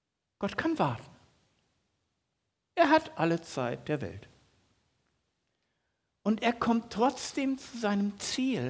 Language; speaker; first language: German; native; German